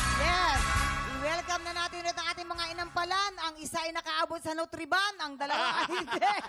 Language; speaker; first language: Filipino; native; Filipino